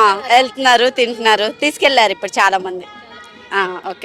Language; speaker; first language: Telugu; native; Telugu